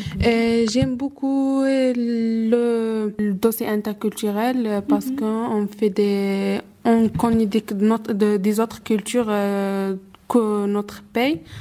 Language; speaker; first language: French; non-native, local second language; Arabic